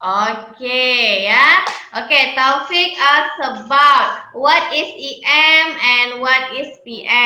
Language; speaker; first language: English; non-native, fluent; Indonesian